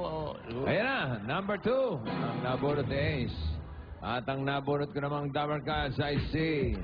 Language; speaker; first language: Filipino; native; Filipino